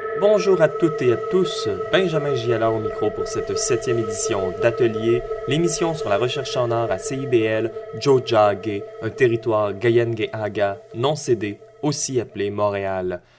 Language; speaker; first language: French; native; French